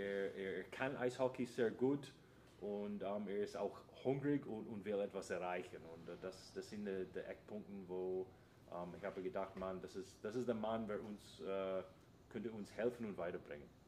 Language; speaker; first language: German; non-native, fluent; English